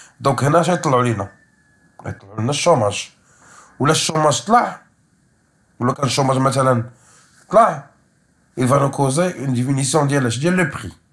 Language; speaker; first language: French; non-native, local second language; Arabic